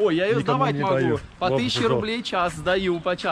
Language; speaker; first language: Russian; native; Russian